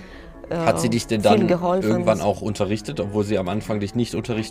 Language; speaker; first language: German; native; German